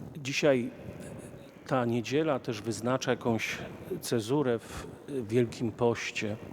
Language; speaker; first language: Polish; native; Polish